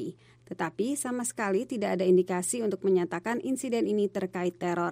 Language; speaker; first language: Indonesian; native; Indonesian